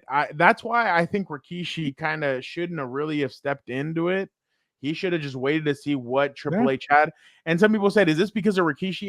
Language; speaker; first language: English; native; English